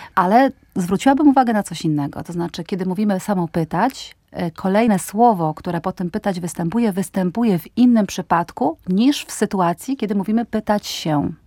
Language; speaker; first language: Polish; native; Polish